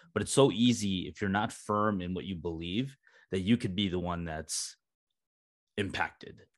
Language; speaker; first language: English; early bilingual, other home language; Hindi